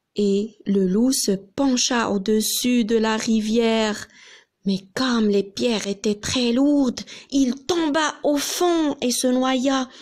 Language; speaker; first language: French; non-native, local second language; Arabic